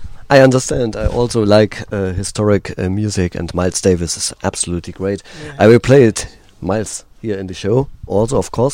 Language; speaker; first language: English; non-native, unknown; German